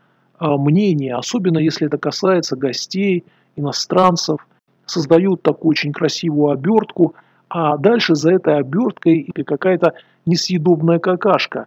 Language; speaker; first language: Russian; native; Russian